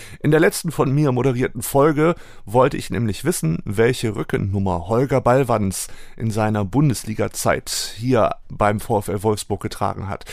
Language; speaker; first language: German; native; German